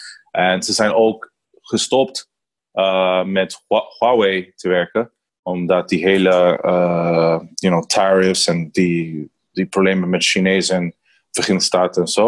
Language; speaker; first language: Dutch; non-native, learner; Spanish